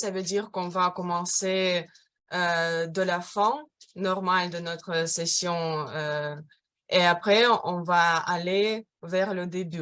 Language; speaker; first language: French; non-native, fluent; Russian